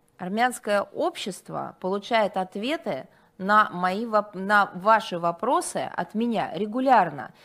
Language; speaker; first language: Russian; native; Russian